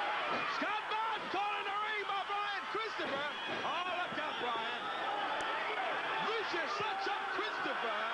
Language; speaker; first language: English; native; English